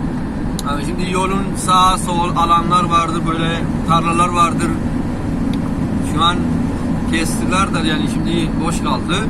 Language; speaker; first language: Turkish; non-native, learner; Urdu